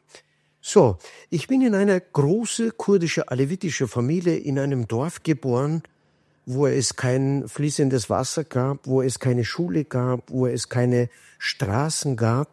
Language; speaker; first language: German; non-native, fluent; Kurdish